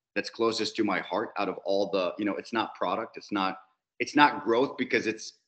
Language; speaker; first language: English; non-native, fluent; Spanish